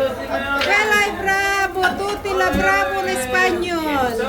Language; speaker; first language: Italian; non-native, learner; Filipino